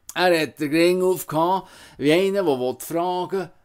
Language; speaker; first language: German; native; German